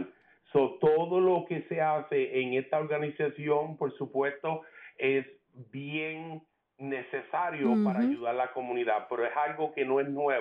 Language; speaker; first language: Spanish; early bilingual, heritage; Spanish